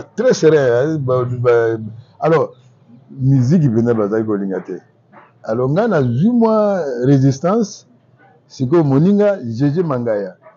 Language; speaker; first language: Lingala; native; Lingala